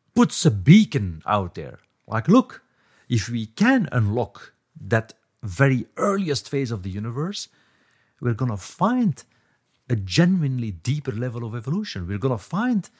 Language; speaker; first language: English; non-native, fluent; Dutch